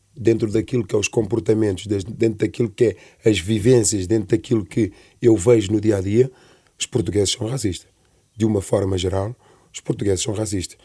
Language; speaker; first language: Portuguese; early bilingual, other home language; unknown